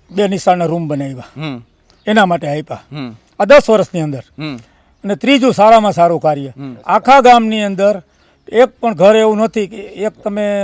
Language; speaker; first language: Gujarati; native; Gujarati